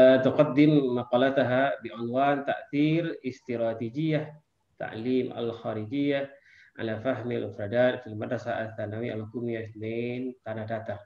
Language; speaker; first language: Arabic; non-native, fluent; Indonesian